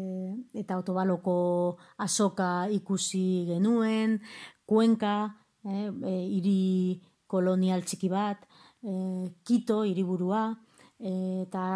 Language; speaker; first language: Basque; non-native, local second language; Spanish